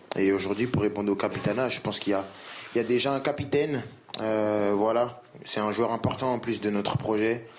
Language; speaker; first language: French; native; French